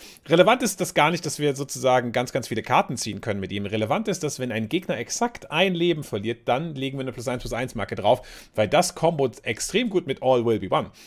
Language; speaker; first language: German; native; German